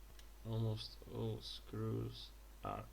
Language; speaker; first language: English; non-native, fluent; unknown